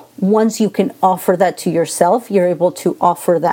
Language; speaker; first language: English; non-native, fluent; Spanish